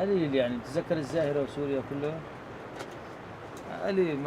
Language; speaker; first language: Arabic; native; Arabic